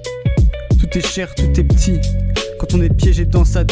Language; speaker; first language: French; native; French